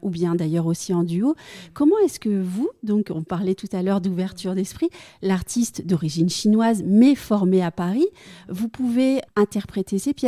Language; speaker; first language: French; native; French